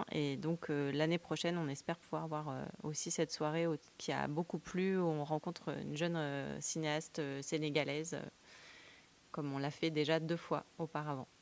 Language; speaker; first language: French; native; French